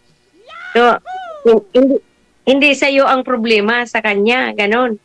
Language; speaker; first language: Filipino; non-native, local second language; Cebuano